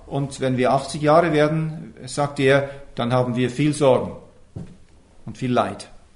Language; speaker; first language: German; native; German